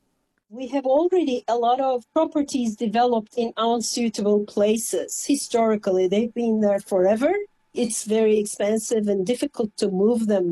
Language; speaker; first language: English; non-native, fluent; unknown